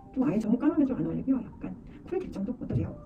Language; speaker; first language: Korean; native; Korean